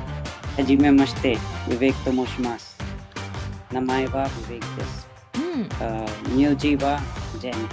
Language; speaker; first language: Japanese; non-native, learner; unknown